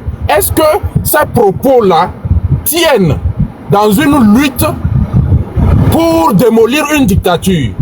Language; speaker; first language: French; non-native, local second language; Ewe